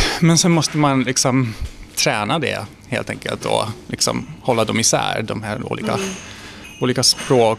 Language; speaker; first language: Swedish; non-native, fluent; Hungarian